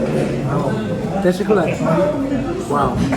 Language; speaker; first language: Turkish; non-native, learner; Polish